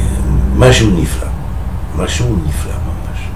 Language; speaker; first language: Hebrew; non-native, fluent; French